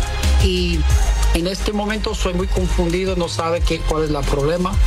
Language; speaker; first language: Spanish; non-native, learner; English